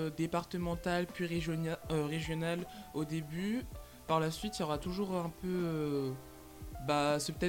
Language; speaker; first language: French; native; French